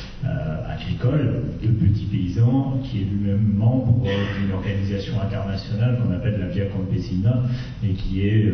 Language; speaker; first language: French; native; French